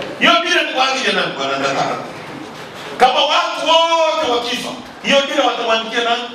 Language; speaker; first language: Swahili; native; Swahili